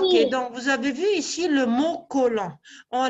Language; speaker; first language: French; non-native, local second language; Arabic